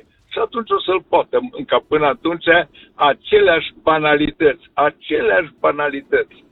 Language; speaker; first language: Romanian; native; Romanian